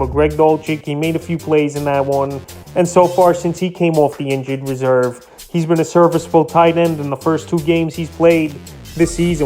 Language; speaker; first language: English; native; English